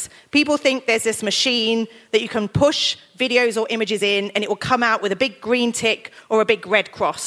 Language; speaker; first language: English; native; English